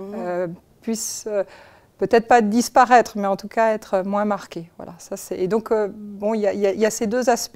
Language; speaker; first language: French; native; French